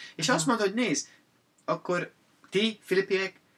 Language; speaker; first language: Hungarian; non-native, fluent; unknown